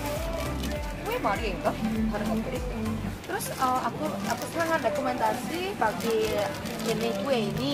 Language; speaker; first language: Indonesian; non-native, fluent; Korean